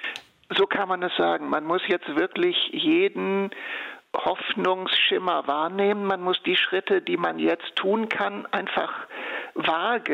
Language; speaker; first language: German; native; German